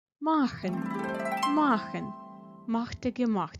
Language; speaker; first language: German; non-native, fluent; Ukrainian